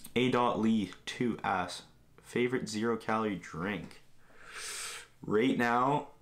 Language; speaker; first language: English; non-native, fluent; Greek